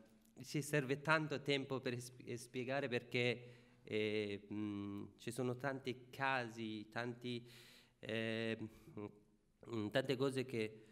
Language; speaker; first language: Italian; non-native, fluent; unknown